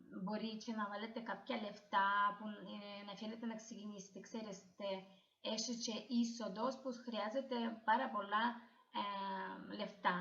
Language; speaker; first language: Greek; non-native, fluent; Russian